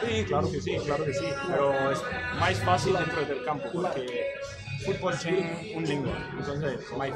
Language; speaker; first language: Portuguese; non-native, learner; Spanish